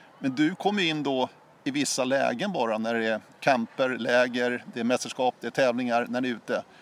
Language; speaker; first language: Swedish; native; Swedish